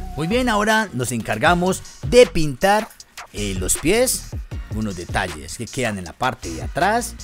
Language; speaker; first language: Spanish; native; Spanish